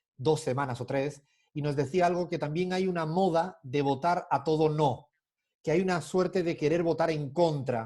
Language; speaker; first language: Spanish; native; Spanish